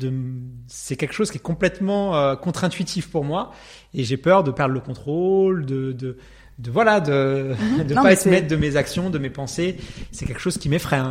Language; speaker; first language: French; native; French